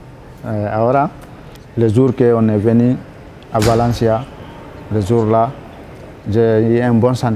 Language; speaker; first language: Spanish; non-native, learner; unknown